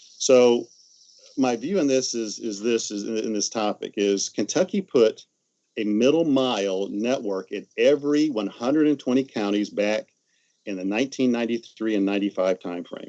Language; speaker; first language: English; native; English